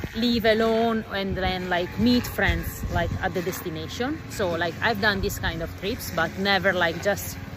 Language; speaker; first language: English; non-native, fluent; Italian